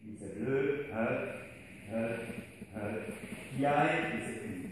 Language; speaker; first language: French; non-native, learner; Dutch